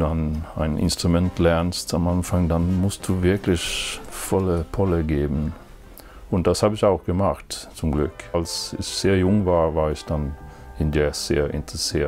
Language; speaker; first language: German; non-native, fluent; Swedish